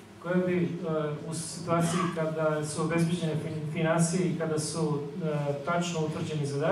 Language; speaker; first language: Bosnian; native; Bosnian